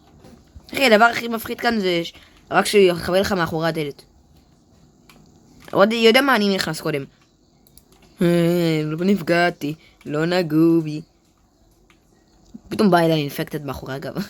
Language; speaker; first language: Hebrew; native; Hebrew